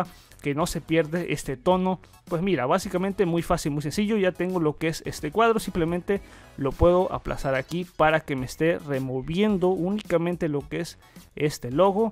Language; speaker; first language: Spanish; native; Spanish